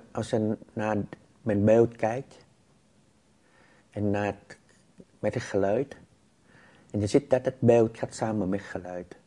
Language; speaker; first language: Dutch; non-native, fluent; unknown